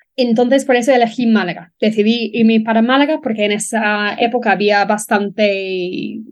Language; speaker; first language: Spanish; non-native, fluent; English